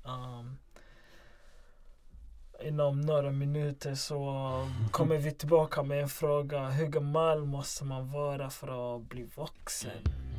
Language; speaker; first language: Swedish; non-native, local second language; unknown